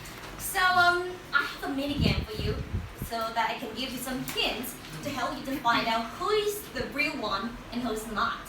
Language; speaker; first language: English; non-native, learner; Vietnamese